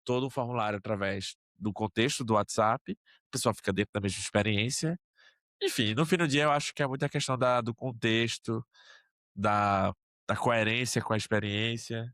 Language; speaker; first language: Portuguese; native; Portuguese